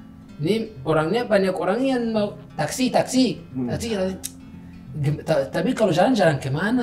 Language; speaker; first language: Indonesian; non-native, learner; Arabic